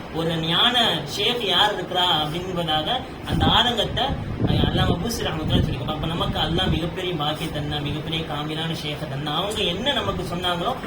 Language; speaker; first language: Tamil; native; Tamil